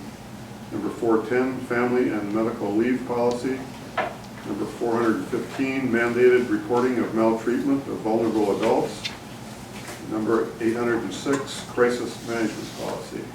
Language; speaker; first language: English; native; English